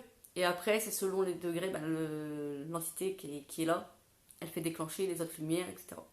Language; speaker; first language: French; native; French